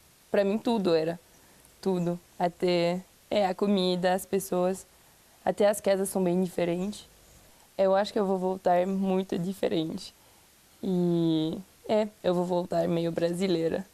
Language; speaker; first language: Portuguese; non-native, fluent; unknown